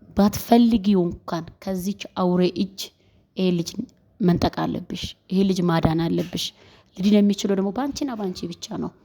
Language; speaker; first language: Amharic; non-native, local second language; Oromo